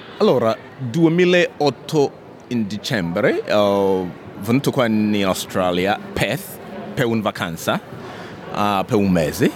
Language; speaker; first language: Italian; non-native, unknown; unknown